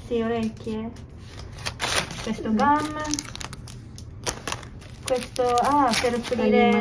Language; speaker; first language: Italian; non-native, learner; Japanese